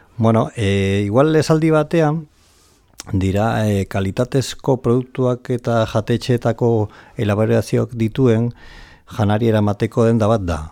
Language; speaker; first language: Basque; non-native, local second language; Spanish